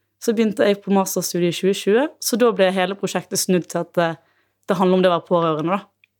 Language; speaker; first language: Norwegian; native; Norwegian